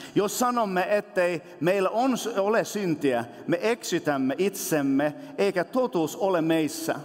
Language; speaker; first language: Finnish; non-native, local second language; Swedish